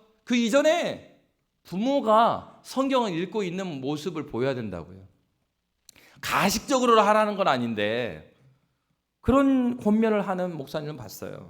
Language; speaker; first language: Korean; native; Korean